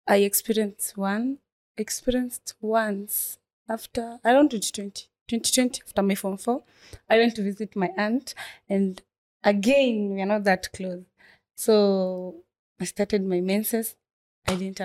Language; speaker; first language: English; non-native, local second language; Swahili